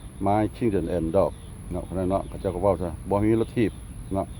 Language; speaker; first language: English; non-native, learner; Lao